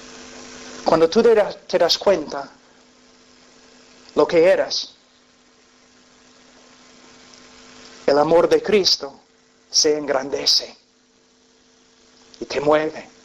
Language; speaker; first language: Spanish; non-native, fluent; English